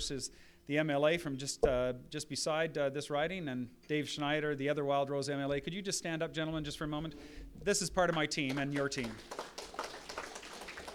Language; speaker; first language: English; native; English